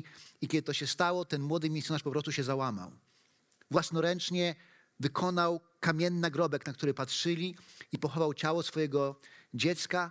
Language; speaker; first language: Polish; native; Polish